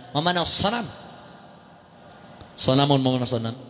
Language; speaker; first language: Arabic; non-native, fluent; Indonesian